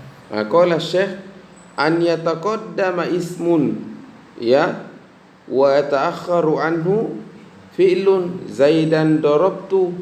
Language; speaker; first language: Arabic; non-native, fluent; Indonesian